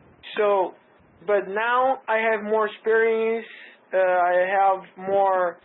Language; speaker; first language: English; non-native, learner; Portuguese